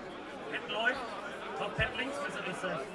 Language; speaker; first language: German; native; German